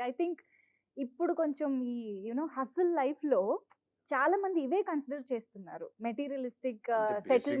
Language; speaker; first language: Telugu; native; Telugu